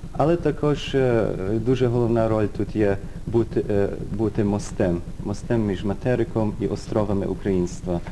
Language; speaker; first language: Ukrainian; early bilingual, heritage; Ukrainian